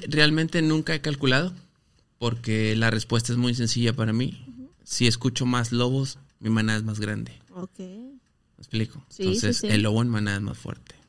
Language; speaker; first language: Spanish; native; Spanish